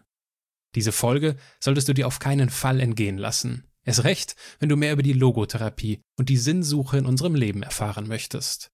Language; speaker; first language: German; native; German